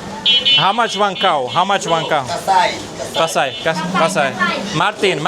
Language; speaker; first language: English; non-native, learner; Slovak